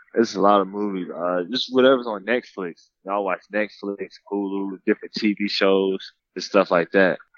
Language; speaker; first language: English; native; English